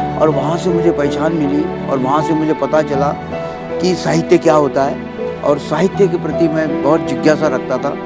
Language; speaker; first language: Hindi; non-native, local second language; Marathi